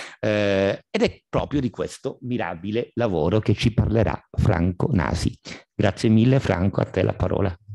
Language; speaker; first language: Italian; native; Italian